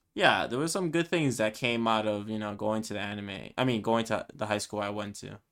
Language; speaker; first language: English; early bilingual, other home language; Spanish